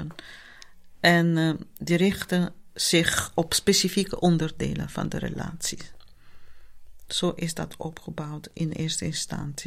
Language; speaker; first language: Dutch; non-native, fluent; Italian